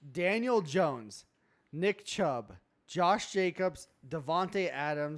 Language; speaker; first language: English; native; English